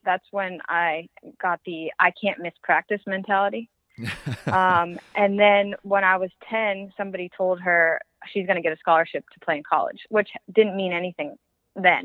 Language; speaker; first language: English; native; English